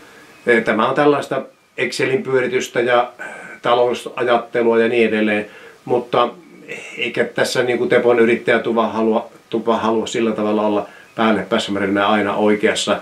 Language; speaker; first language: Finnish; native; Finnish